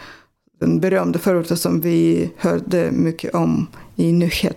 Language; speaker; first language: Swedish; non-native, fluent; Russian